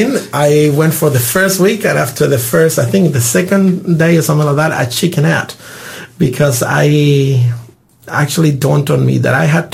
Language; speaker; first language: English; non-native, fluent; Spanish